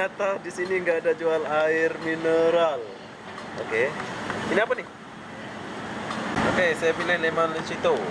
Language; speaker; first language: Indonesian; non-native, local second language; Sasak